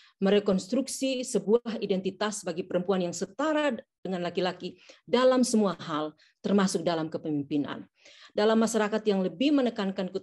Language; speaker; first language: Indonesian; native; Indonesian